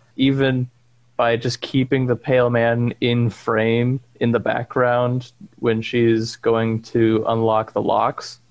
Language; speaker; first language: English; native; English